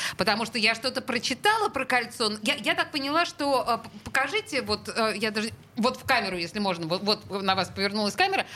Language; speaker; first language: Russian; native; Russian